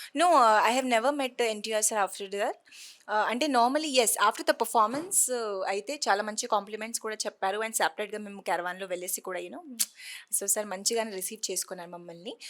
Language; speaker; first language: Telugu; non-native, fluent; Hindi